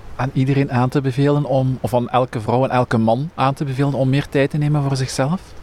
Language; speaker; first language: Dutch; native; Dutch